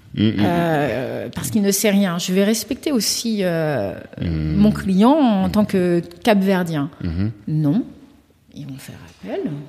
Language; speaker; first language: French; early bilingual, other home language; Kabuverdianu